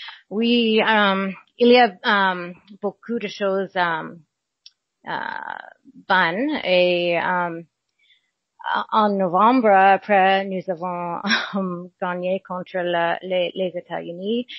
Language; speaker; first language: French; non-native, learner; English